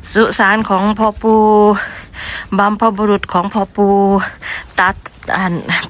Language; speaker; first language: Thai; native; Thai